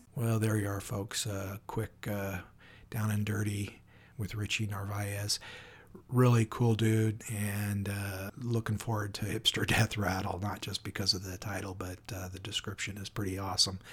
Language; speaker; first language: English; native; English